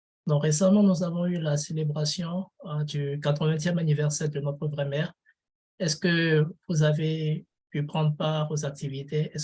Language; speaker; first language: French; non-native, fluent; Korean